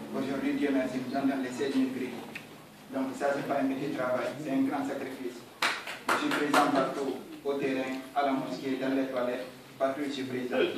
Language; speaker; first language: French; non-native, local second language; Fula